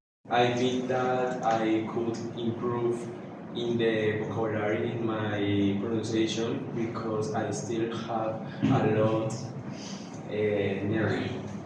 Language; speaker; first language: English; non-native, learner; Spanish